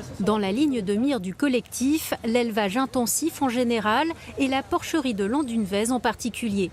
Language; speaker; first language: French; native; French